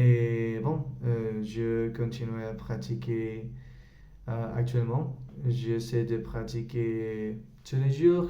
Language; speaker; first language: French; non-native, learner; Spanish